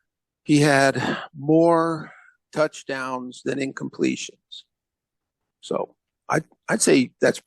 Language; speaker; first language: English; native; English